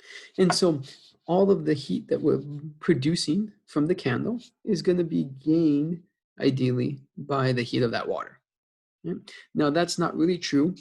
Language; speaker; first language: English; native; English